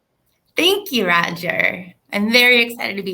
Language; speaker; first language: English; native; English